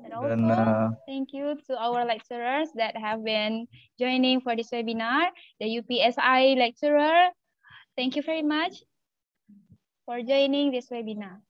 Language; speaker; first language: English; non-native, learner; Malay